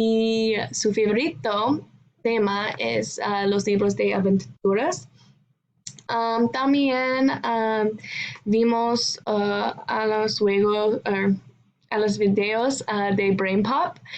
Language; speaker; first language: Spanish; non-native, learner; English